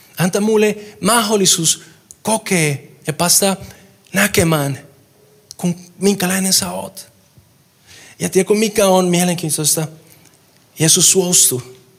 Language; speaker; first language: Finnish; non-native, fluent; Spanish